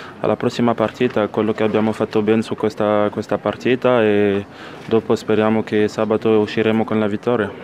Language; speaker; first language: Italian; non-native, local second language; French